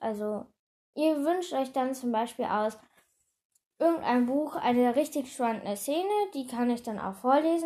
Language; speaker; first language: German; native; German